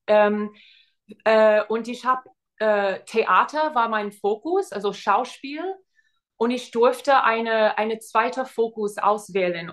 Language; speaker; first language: German; non-native, fluent; English